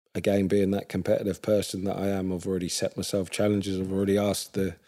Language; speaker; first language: English; native; English